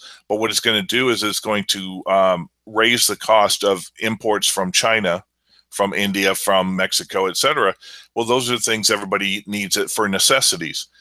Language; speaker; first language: English; native; English